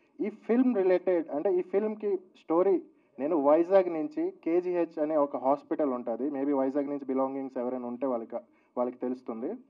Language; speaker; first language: Telugu; native; Telugu